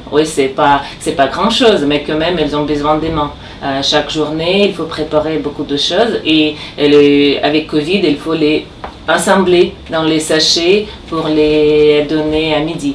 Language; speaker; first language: French; non-native, learner; Russian